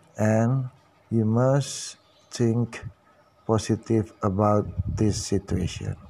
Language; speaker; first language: English; non-native, learner; Indonesian